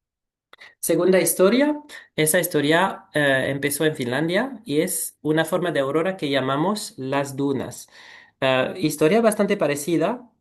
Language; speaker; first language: Spanish; non-native, fluent; French